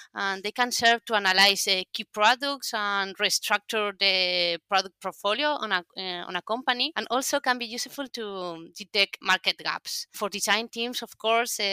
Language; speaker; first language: English; non-native, fluent; Spanish